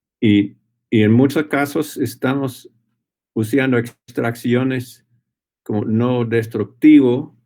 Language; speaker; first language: Spanish; non-native, fluent; English